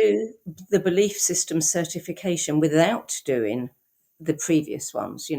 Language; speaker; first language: English; native; English